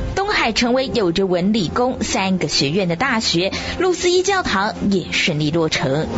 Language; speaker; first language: Chinese; native; Chinese